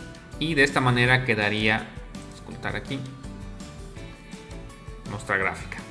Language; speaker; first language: Spanish; native; Spanish